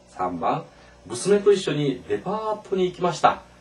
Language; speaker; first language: Japanese; non-native, fluent; Korean